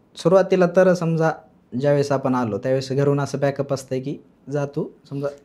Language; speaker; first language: Marathi; native; Marathi